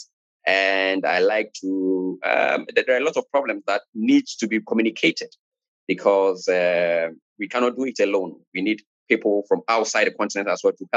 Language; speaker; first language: English; non-native, local second language; Akan